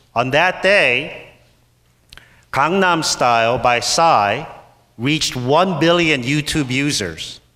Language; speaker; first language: English; native; English